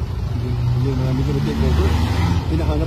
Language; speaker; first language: Filipino; native; Filipino